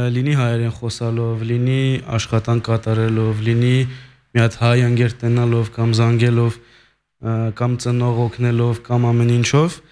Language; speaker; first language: Armenian; early bilingual, heritage; Armenian